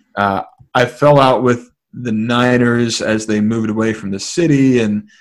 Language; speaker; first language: English; native; English